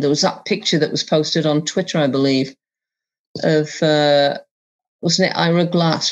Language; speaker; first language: English; native; English